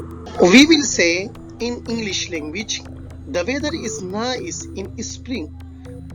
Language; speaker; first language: English; non-native, local second language; Urdu